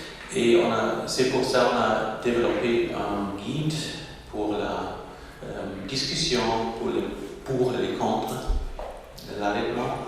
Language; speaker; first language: French; non-native, local second language; German